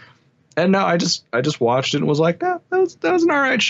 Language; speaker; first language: English; native; English